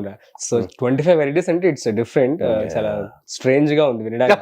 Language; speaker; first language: Telugu; native; Telugu